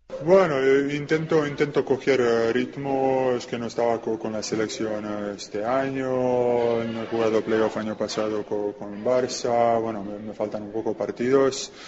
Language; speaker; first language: Spanish; non-native, learner; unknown